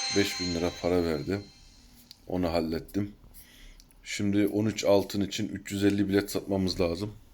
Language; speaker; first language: Turkish; early bilingual, heritage; Turkish